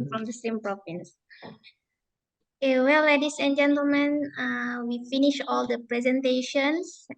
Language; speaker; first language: English; non-native, fluent; Indonesian